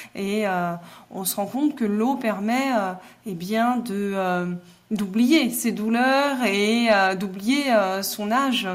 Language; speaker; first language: French; native; French